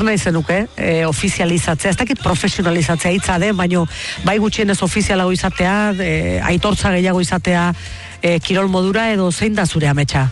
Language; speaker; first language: Basque; native; Basque